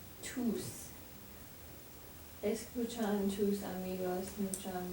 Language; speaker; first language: Spanish; non-native, learner; English